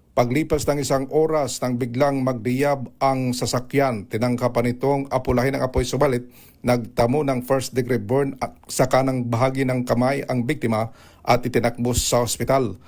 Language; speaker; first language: Filipino; non-native, local second language; Waray